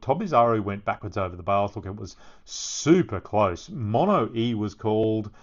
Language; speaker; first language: English; native; English